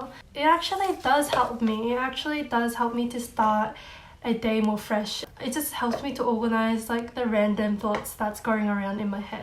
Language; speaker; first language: English; non-native, fluent; Korean